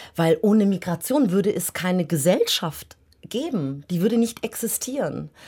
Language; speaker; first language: German; native; German